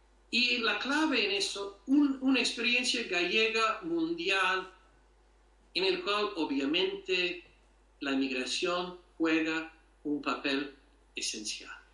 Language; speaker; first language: Spanish; non-native, fluent; English